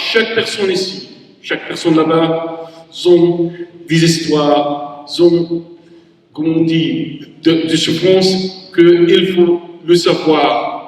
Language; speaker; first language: French; non-native, learner; Arabic